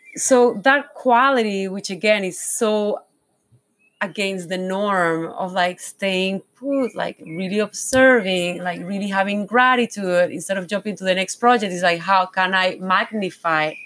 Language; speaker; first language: English; non-native, fluent; Spanish